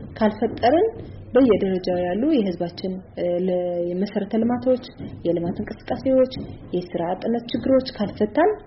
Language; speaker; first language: Amharic; non-native, local second language; Tigrinya